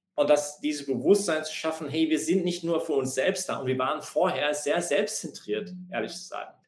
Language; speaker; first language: German; non-native, fluent; English